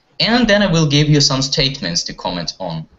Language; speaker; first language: English; non-native, fluent; Russian